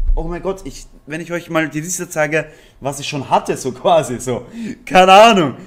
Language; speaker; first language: German; native; German